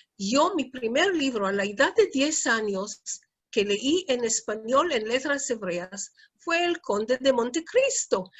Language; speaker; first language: Spanish; early bilingual, heritage; Ladino